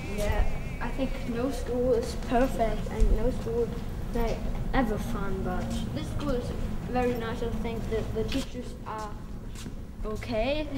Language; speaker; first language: English; non-native, learner; German